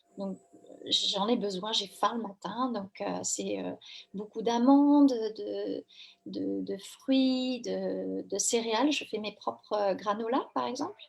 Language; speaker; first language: French; native; French